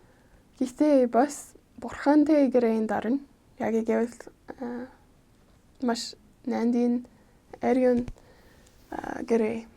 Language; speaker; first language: Mongolian; non-native, fluent; English